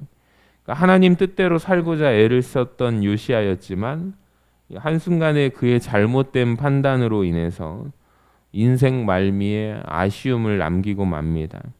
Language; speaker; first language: Korean; native; Korean